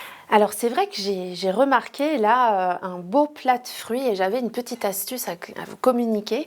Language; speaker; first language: French; native; French